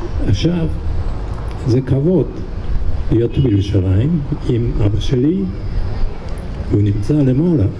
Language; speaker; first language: Hebrew; non-native, fluent; Japanese